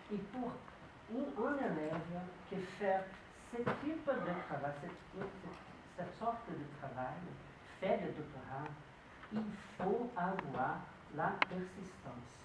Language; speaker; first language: French; non-native, learner; Portuguese